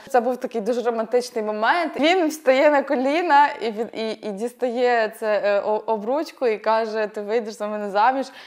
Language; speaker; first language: Ukrainian; native; Ukrainian